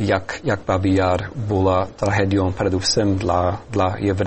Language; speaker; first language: Ukrainian; non-native, fluent; English